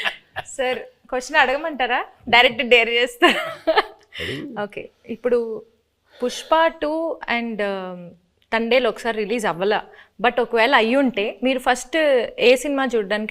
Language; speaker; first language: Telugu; native; Telugu